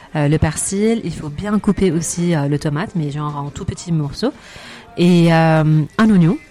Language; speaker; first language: French; non-native, fluent; Arabic